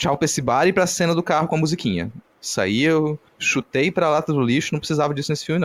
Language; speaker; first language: Portuguese; native; Portuguese